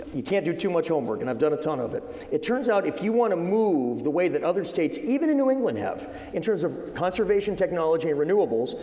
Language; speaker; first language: English; native; English